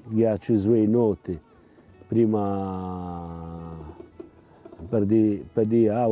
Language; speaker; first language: Italian; non-native, local second language; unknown